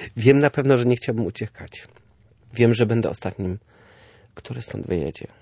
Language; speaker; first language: Polish; early bilingual, heritage; Polish